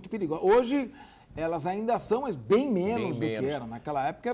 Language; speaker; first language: Portuguese; native; Portuguese